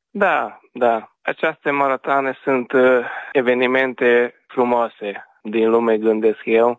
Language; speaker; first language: Romanian; early bilingual, heritage; Romanian